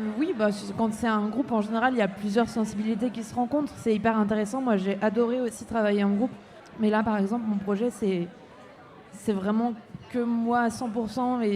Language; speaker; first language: French; native; French